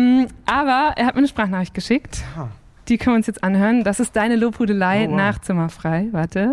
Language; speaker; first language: German; native; German